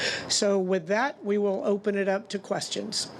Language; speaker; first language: English; native; English